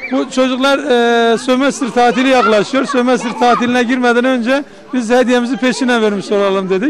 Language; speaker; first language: Turkish; native; Turkish